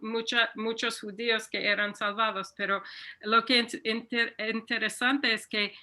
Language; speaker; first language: Spanish; non-native, fluent; English